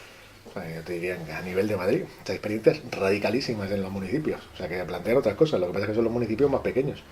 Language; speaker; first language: Spanish; native; Spanish